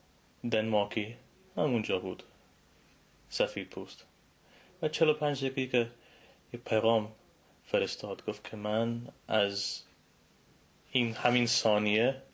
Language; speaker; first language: Persian; non-native, fluent; English